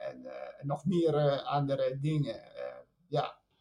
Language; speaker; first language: Dutch; non-native, fluent; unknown